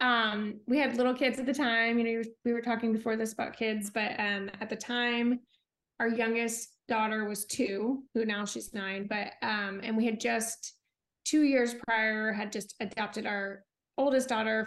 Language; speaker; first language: English; native; English